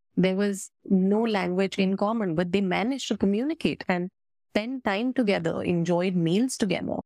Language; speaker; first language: English; non-native, local second language; Hindi